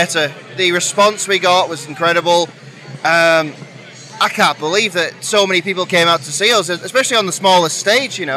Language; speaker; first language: English; native; English